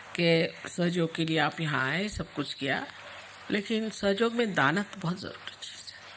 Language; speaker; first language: Hindi; non-native, local second language; Marathi